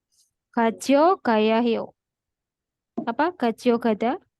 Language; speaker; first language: Korean; non-native, learner; Indonesian